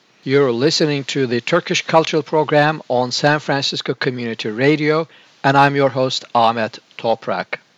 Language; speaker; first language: English; non-native, fluent; Turkish